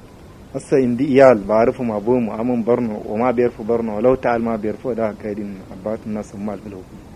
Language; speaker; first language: Arabic; native; Arabic